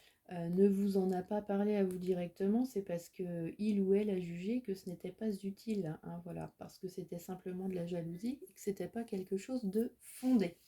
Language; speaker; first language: French; native; French